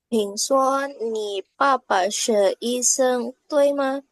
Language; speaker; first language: Chinese; non-native, learner; Indonesian